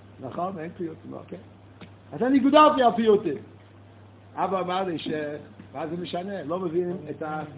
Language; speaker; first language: Hebrew; non-native, fluent; English